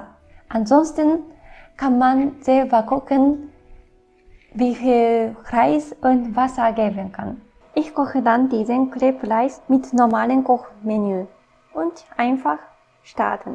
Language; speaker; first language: German; non-native, fluent; Japanese